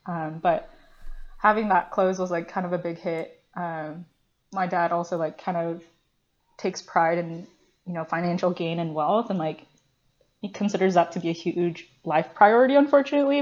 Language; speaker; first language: English; early bilingual, other home language; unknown